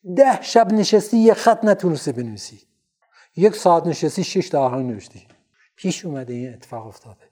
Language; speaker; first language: Persian; non-native, local second language; Central Kurdish